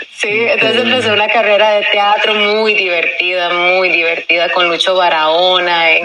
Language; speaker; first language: Spanish; early bilingual, heritage; Spanish